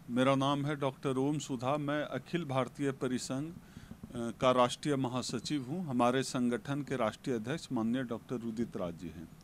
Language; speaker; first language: Hindi; native; Hindi